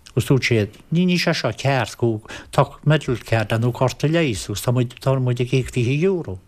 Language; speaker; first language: Irish; native; Irish